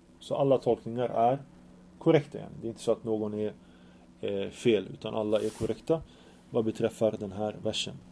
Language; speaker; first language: Swedish; early bilingual, other home language; Arabic